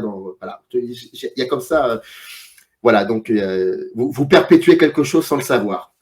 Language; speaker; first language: French; native; French